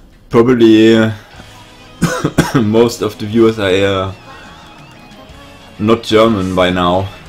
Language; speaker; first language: English; non-native, fluent; German